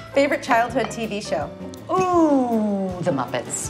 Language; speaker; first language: English; native; English